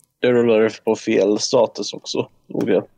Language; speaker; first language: Swedish; non-native, fluent; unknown